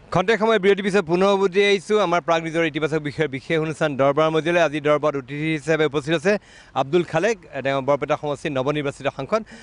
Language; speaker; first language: Assamese; native; Assamese